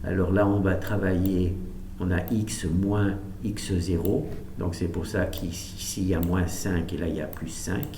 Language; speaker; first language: French; native; French